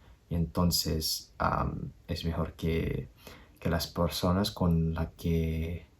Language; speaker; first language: Spanish; non-native, learner; English